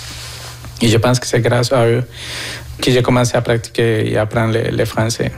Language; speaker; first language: French; non-native, fluent; Spanish